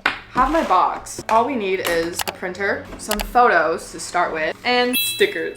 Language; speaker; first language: English; native; English